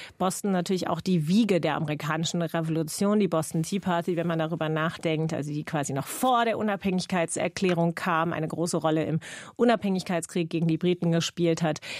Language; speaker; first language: German; non-native, fluent; English